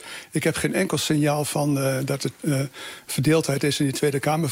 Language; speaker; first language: Dutch; native; Dutch